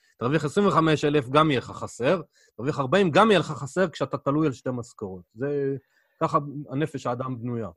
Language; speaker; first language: Hebrew; native; Hebrew